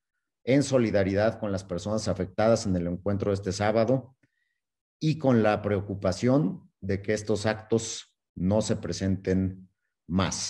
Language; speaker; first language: Spanish; native; Spanish